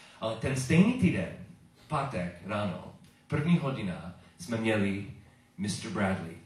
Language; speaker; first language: Czech; non-native, learner; English